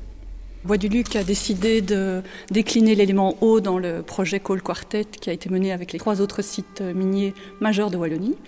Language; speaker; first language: French; native; French